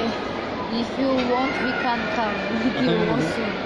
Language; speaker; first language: English; non-native, learner; Turkish